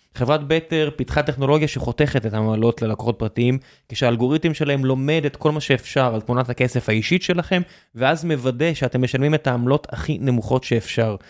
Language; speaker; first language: Hebrew; native; Hebrew